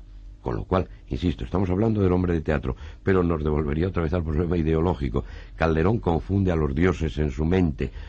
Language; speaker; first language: Spanish; native; Spanish